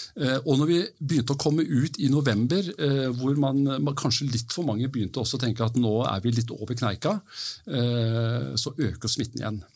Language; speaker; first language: Norwegian; early bilingual, heritage; Norwegian